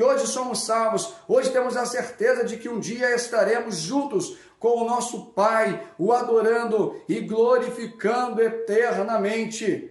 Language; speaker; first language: Portuguese; native; Portuguese